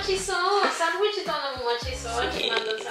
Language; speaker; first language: Korean; non-native, learner; Spanish